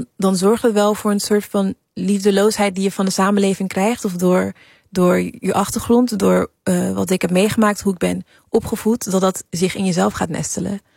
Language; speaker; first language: Dutch; early bilingual, other home language; English